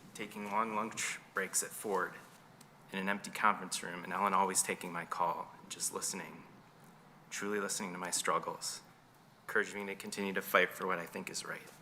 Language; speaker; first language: English; native; English